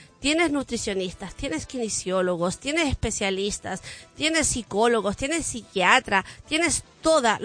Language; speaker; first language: Spanish; native; Spanish